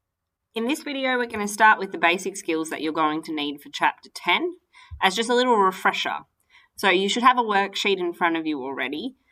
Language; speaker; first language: English; native; English